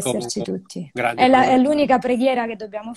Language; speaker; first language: Italian; native; Italian